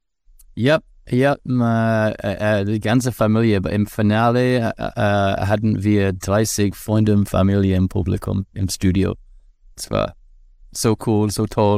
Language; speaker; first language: German; non-native, learner; English